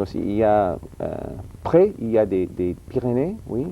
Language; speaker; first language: French; early bilingual, heritage; English